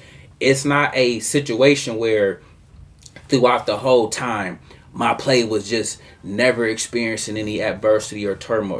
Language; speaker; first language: English; native; English